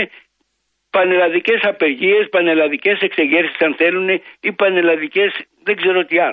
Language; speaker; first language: Greek; native; Greek